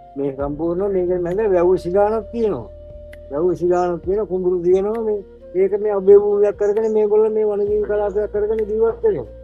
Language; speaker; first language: Sinhala; native; Sinhala